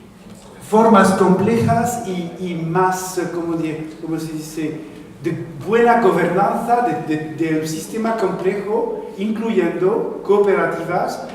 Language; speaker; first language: Spanish; non-native, fluent; French